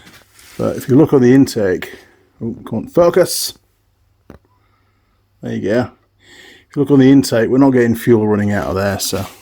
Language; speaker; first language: English; native; English